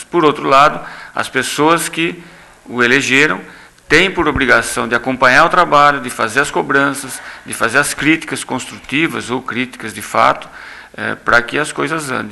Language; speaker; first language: Portuguese; native; Portuguese